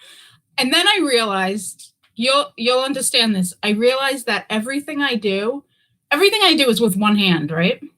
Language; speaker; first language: English; native; English